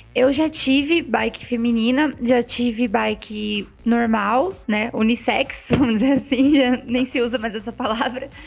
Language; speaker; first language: Portuguese; native; Portuguese